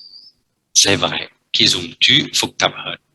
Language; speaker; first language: Vietnamese; non-native, fluent; French